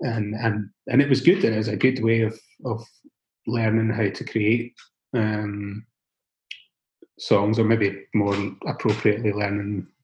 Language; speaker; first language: English; native; English